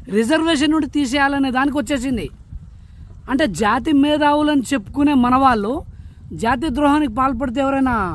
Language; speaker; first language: Telugu; non-native, local second language; Lambadi